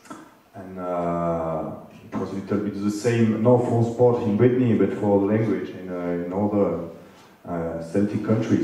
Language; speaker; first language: English; non-native, fluent; French